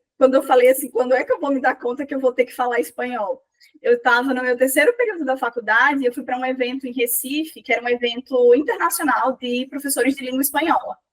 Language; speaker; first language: Portuguese; native; Portuguese